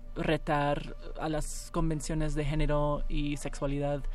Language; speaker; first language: Spanish; early bilingual, heritage; Spanish